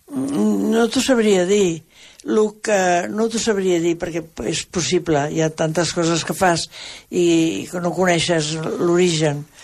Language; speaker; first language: Catalan; native; Catalan